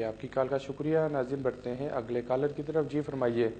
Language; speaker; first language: Urdu; native; Urdu